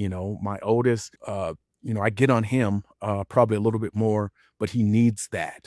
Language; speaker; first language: English; native; English